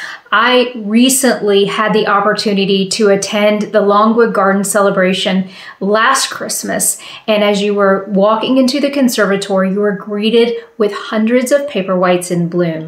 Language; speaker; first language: English; native; English